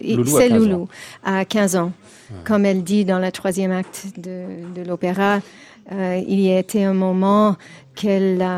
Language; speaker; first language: French; non-native, fluent; English